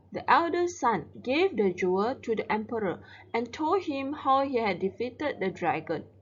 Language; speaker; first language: English; non-native, local second language; Chinese